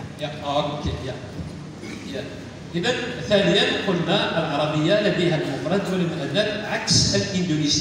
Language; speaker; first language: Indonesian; non-native, learner; Arabic